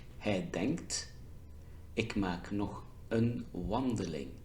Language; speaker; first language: Dutch; non-native, fluent; Turkish